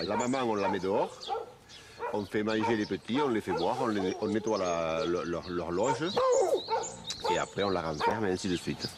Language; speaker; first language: French; native; French